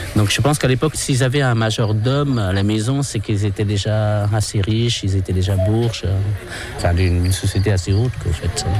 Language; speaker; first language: French; non-native, fluent; Khmer